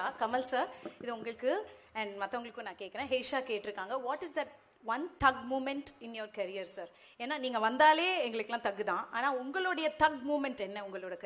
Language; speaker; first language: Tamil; native; Tamil